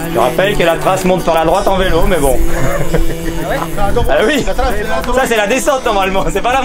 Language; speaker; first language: French; native; French